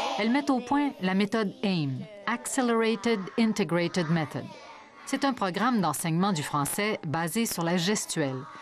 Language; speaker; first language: French; native; French